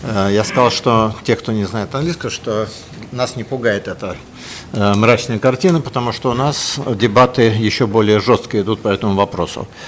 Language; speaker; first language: Russian; native; Russian